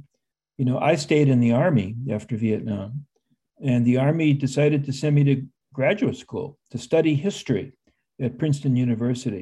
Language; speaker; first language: English; native; English